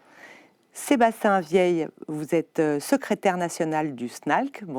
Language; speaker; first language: French; native; French